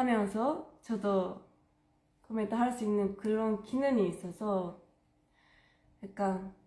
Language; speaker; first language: Korean; non-native, fluent; Japanese